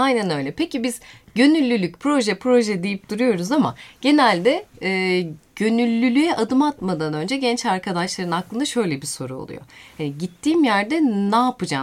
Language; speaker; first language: Turkish; native; Turkish